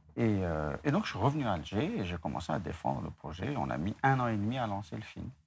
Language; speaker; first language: French; non-native, local second language; Arabic